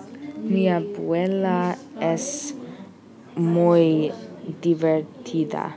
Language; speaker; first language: Spanish; non-native, learner; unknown